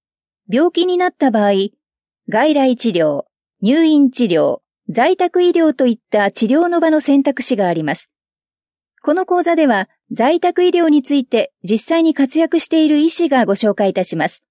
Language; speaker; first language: Japanese; native; Japanese